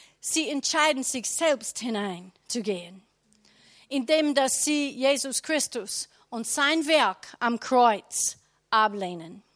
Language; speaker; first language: German; non-native, learner; English